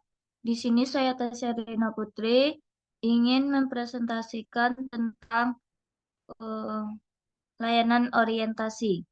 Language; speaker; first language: Indonesian; native; Indonesian